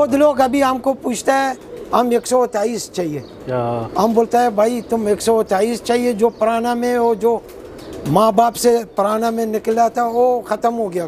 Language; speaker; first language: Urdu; non-native, learner; Arabic